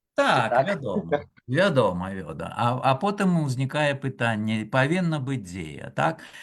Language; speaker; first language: Belarusian; native; Belarusian